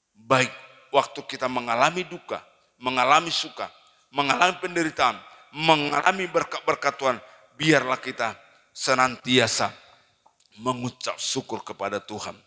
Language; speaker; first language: Indonesian; non-native, local second language; Batak Toba